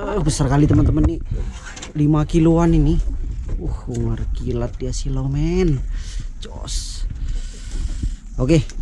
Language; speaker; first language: Malay; native; Malay